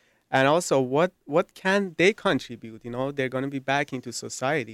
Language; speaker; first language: English; non-native, fluent; Persian